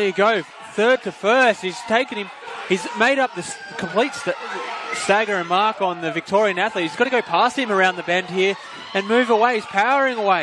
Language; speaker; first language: English; native; English